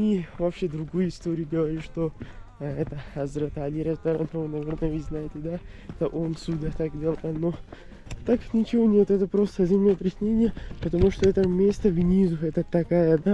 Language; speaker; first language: Russian; non-native, learner; Persian